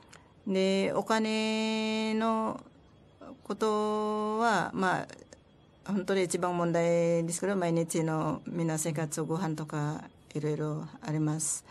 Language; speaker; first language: Japanese; non-native, learner; Filipino